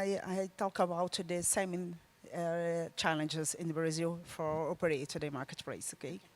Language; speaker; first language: English; non-native, learner; Portuguese